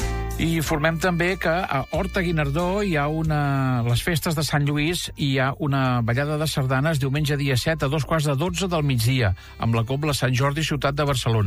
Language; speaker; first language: Catalan; native; Catalan